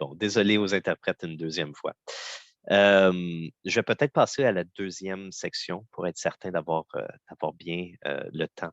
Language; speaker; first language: French; native; French